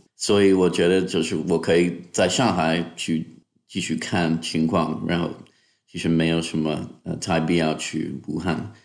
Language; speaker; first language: Chinese; non-native, fluent; English